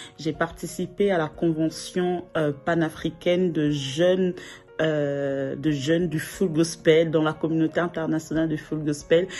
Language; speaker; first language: French; non-native, local second language; Lingala